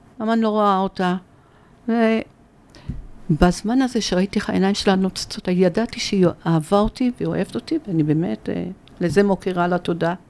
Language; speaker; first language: Hebrew; early bilingual, other home language; Arabic